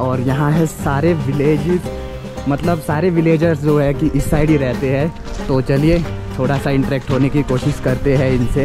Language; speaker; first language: Hindi; non-native, local second language; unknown